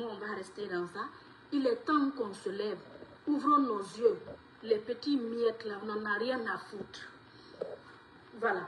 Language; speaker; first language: French; non-native, local second language; Fula